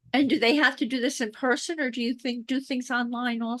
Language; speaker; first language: English; native; English